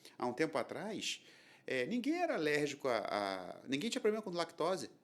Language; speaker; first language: Portuguese; native; Portuguese